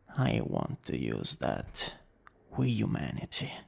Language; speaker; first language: English; non-native, fluent; Italian